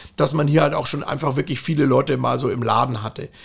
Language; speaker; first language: German; native; German